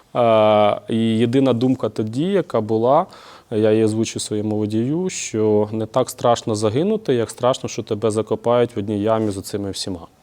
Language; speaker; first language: Ukrainian; native; Ukrainian